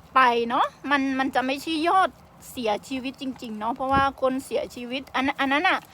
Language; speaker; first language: Thai; non-native, local second language; Khmer